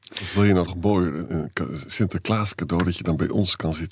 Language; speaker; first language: Dutch; native; Dutch